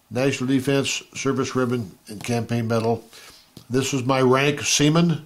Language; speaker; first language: English; native; English